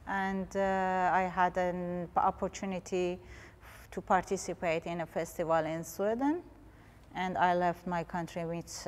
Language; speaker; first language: English; non-native, learner; Persian